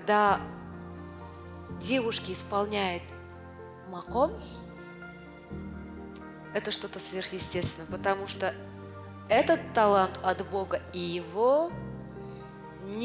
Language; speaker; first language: Russian; non-native, local second language; Uzbek